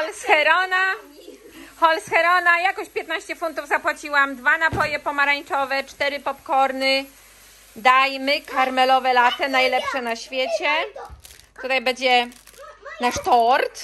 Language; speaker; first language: Polish; native; Polish